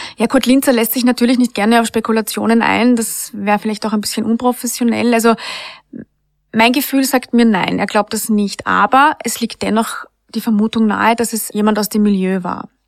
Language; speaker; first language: German; native; German